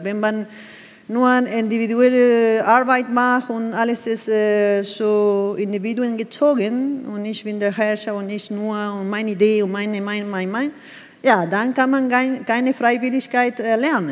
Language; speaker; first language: German; non-native, fluent; Spanish